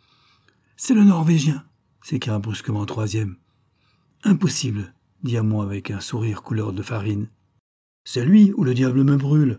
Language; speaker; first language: French; native; French